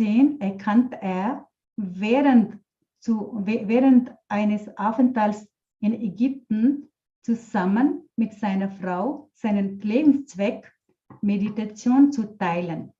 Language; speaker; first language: German; non-native, fluent; Telugu